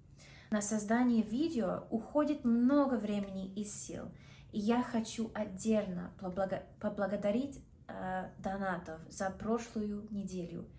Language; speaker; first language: Russian; non-native, fluent; English